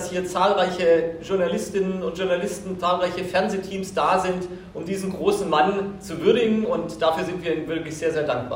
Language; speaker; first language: German; native; German